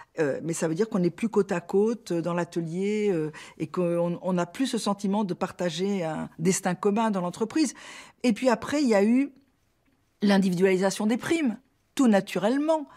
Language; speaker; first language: French; native; French